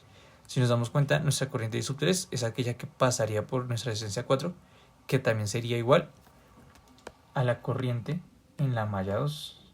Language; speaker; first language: Spanish; native; Spanish